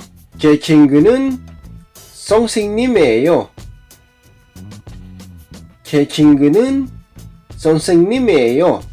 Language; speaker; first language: Korean; non-native, learner; Filipino